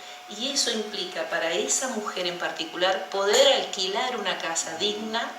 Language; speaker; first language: Spanish; native; Spanish